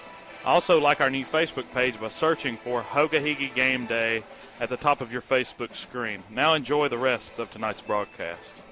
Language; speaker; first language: English; native; English